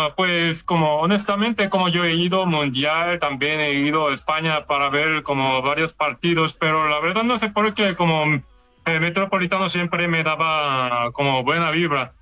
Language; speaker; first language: Spanish; non-native, learner; Korean